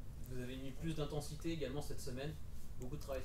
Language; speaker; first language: French; native; French